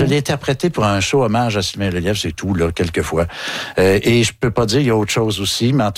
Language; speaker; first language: French; native; French